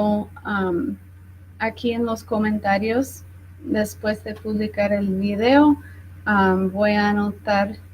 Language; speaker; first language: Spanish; non-native, fluent; English